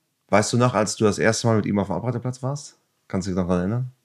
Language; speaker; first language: German; native; German